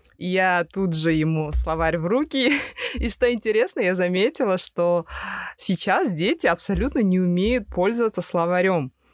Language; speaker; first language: Russian; native; Russian